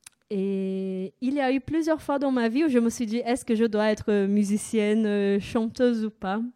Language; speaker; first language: French; non-native, fluent; Portuguese